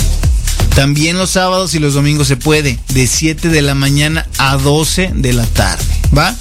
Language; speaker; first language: Spanish; native; Spanish